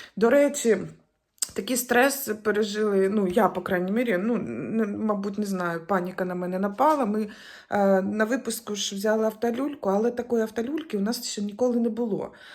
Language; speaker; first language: Ukrainian; native; Ukrainian